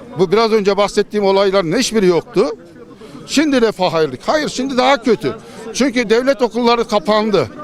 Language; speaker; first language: Turkish; native; Turkish